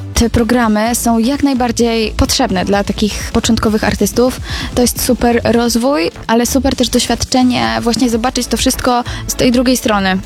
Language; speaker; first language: Polish; native; Polish